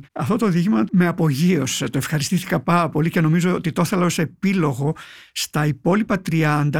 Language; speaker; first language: Greek; native; Greek